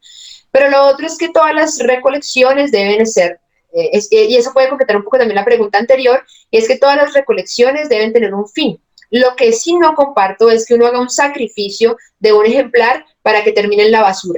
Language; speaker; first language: Spanish; native; Spanish